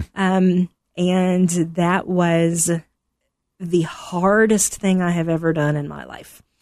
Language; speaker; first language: English; native; English